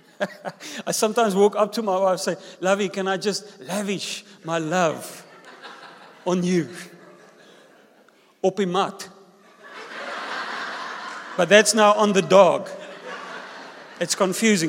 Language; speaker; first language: English; non-native, local second language; Afrikaans